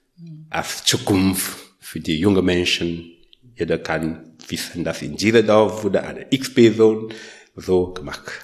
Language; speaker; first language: German; non-native, learner; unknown